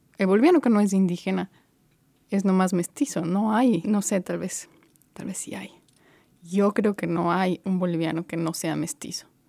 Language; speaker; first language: Spanish; native; Spanish